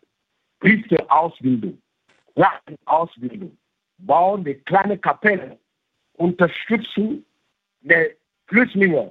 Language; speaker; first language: German; non-native, learner; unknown